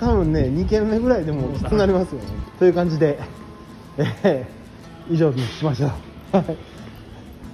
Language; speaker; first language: Japanese; native; Japanese